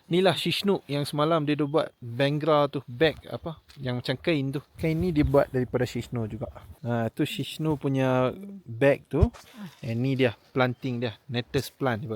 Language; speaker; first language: Malay; native; Malay